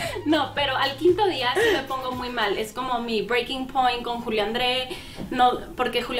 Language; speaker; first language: Spanish; native; Spanish